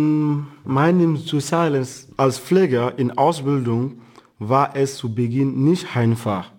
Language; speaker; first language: German; non-native, fluent; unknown